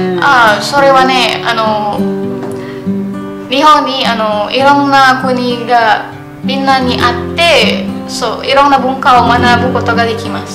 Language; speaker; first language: Japanese; non-native, learner; Indonesian